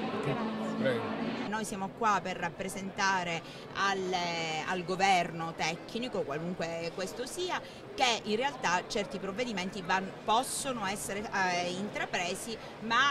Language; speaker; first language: Italian; native; Italian